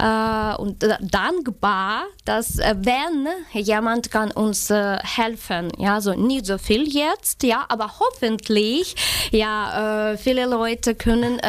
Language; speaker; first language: German; non-native, fluent; Ukrainian